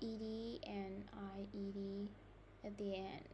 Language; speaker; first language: English; non-native, learner; Vietnamese